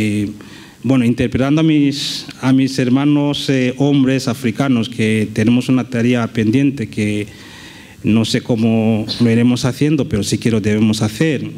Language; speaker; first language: Spanish; non-native, local second language; Kinyarwanda